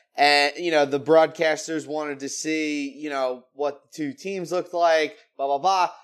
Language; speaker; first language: English; native; English